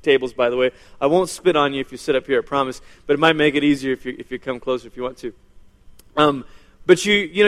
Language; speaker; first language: English; native; English